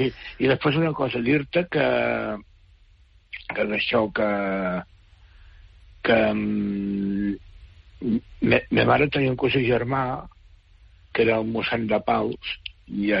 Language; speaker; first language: Catalan; native; Catalan